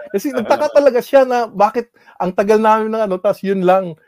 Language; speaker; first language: Filipino; non-native, local second language; Waray